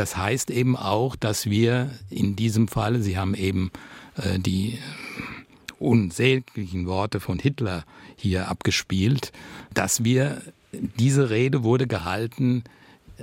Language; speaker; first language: German; native; German